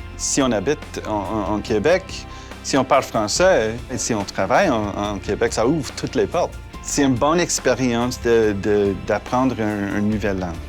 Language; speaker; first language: French; non-native, learner; English